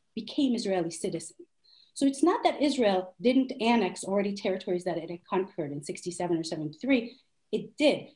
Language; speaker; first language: English; non-native, fluent; Hebrew